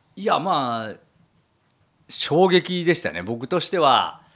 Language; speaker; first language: Japanese; native; Japanese